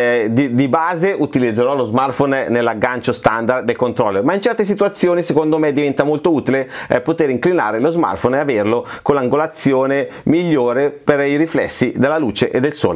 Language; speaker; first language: Italian; native; Italian